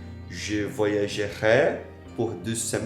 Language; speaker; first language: French; non-native, fluent; Portuguese